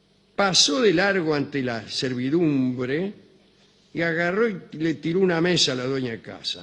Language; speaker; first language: Spanish; native; Spanish